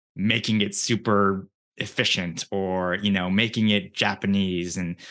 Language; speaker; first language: English; early bilingual, other home language; Japanese